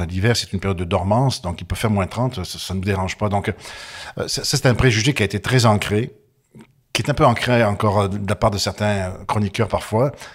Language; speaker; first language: French; native; French